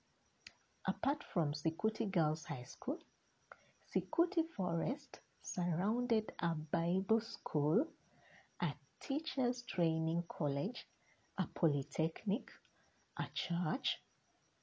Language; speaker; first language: English; non-native, local second language; Luyia